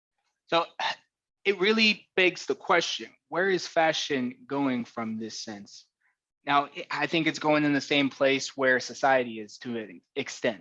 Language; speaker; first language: English; native; English